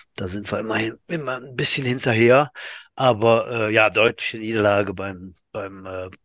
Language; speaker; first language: German; native; German